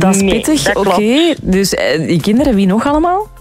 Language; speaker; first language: Dutch; native; Dutch